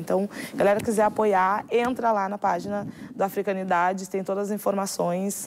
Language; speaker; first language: Portuguese; native; Portuguese